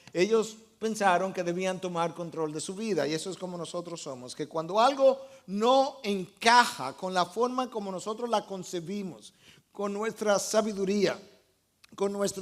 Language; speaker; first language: Spanish; native; Spanish